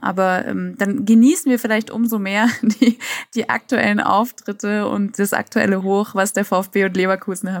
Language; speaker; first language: German; native; German